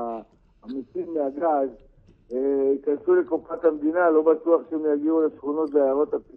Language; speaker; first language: Hebrew; native; Hebrew